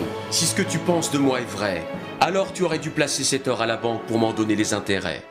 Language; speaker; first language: French; native; French